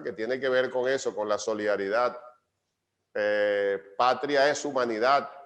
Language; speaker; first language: Spanish; native; Spanish